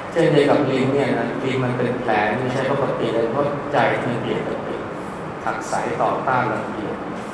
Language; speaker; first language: Thai; native; Thai